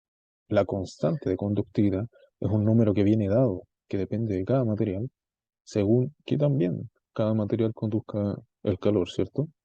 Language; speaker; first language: Spanish; native; Spanish